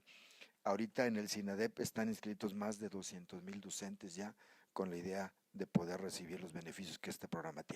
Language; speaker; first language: Spanish; native; Spanish